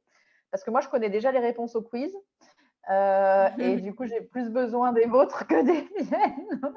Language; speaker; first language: French; native; French